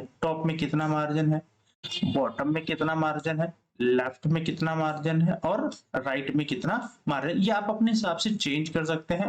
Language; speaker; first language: Hindi; native; Hindi